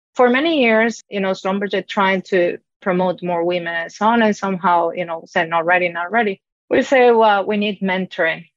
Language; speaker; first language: English; non-native, fluent; Spanish